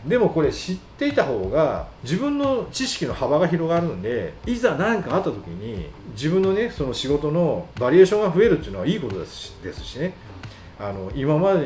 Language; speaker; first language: Japanese; native; Japanese